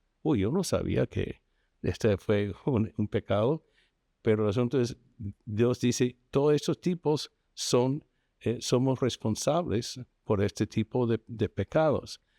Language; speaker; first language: Spanish; non-native, fluent; English